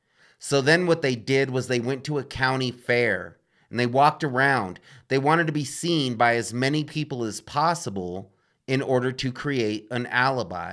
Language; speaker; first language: English; native; English